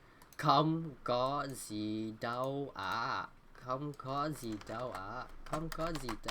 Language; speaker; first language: Vietnamese; non-native, learner; English